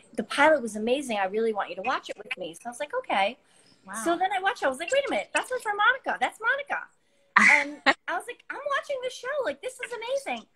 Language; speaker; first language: English; native; English